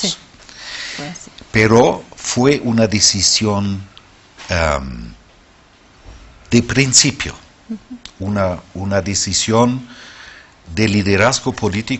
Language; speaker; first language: Spanish; non-native, fluent; German